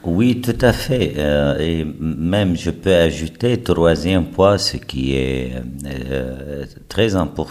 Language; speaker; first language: French; non-native, fluent; Arabic